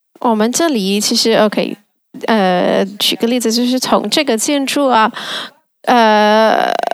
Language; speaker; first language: Chinese; non-native, fluent; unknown